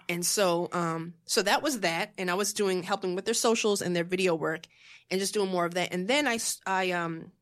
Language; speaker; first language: English; native; English